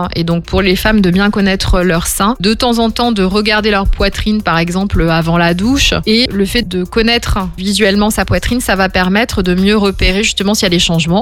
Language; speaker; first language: French; native; French